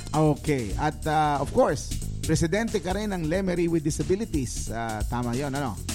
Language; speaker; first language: Filipino; native; Filipino